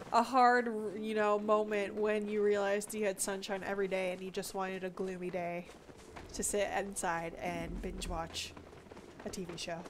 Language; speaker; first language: English; native; English